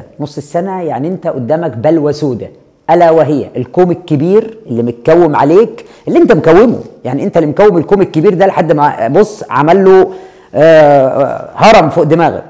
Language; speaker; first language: Arabic; native; Arabic